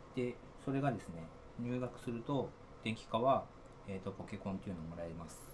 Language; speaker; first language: Japanese; native; Japanese